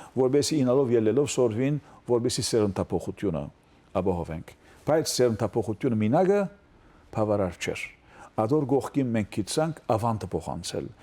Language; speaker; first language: Armenian; early bilingual, heritage; Armenian